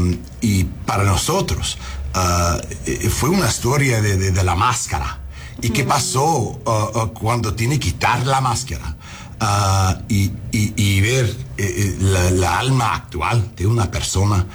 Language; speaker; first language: Spanish; non-native, learner; English